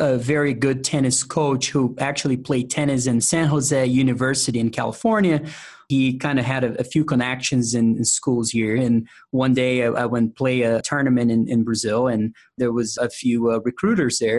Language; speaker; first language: English; non-native, fluent; Portuguese